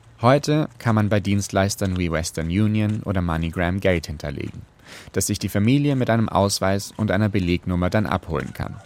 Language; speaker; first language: German; native; German